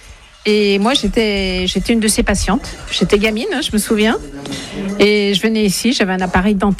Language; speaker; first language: French; native; French